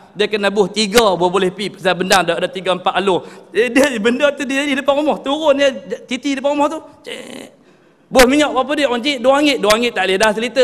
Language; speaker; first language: Malay; native; Malay